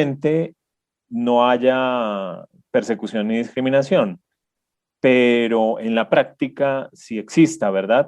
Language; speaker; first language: Spanish; native; Spanish